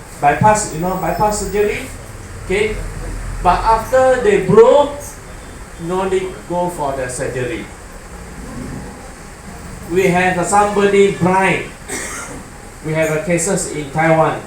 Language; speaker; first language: English; non-native, learner; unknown